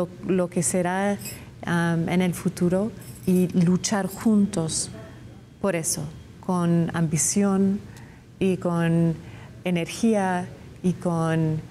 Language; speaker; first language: Spanish; non-native, fluent; English